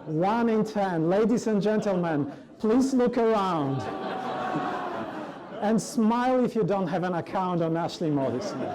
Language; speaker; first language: English; non-native, fluent; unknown